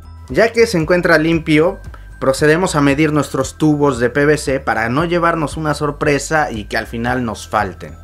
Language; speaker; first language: Spanish; native; Spanish